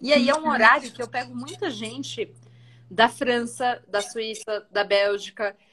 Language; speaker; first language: Portuguese; native; Portuguese